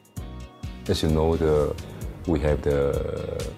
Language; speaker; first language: English; non-native, learner; Korean